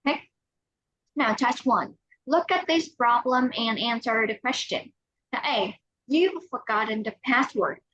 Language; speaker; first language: English; non-native, fluent; Vietnamese